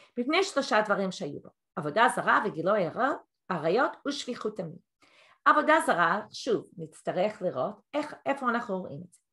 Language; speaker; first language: Hebrew; non-native, fluent; English